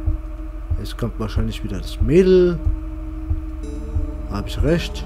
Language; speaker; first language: German; native; German